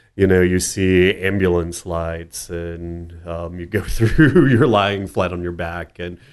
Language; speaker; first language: English; native; English